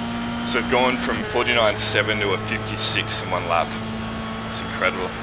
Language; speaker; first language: English; native; English